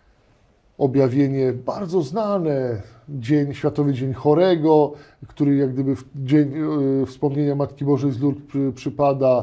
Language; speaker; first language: Polish; native; Polish